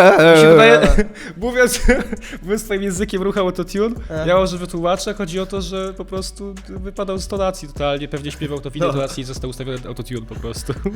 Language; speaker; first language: Polish; native; Polish